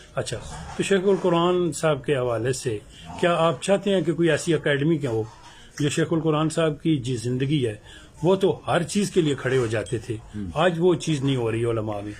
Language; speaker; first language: Urdu; non-native, local second language; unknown